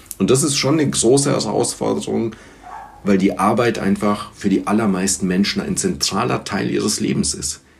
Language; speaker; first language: German; early bilingual, other home language; Bulgarian